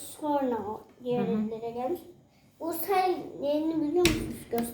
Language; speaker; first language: Turkish; native; Turkish